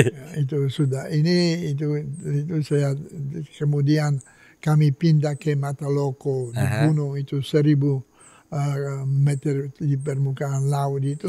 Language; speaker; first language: Indonesian; non-native, fluent; Polish